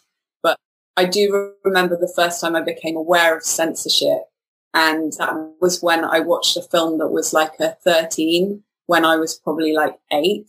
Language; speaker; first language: English; native; English